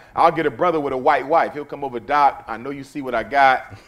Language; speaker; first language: English; native; English